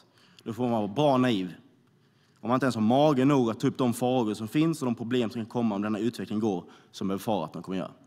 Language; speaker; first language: Swedish; native; Swedish